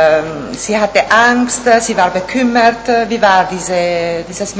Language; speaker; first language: German; non-native, fluent; Italian